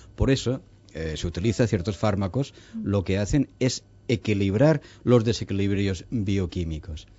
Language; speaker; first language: Spanish; native; Spanish